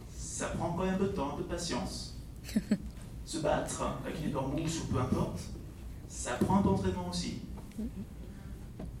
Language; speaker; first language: French; non-native, fluent; Dutch